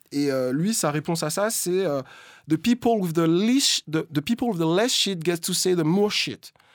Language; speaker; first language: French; native; French